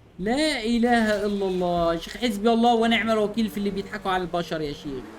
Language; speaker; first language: Arabic; native; Arabic